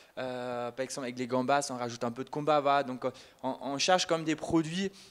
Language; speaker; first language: French; non-native, fluent; German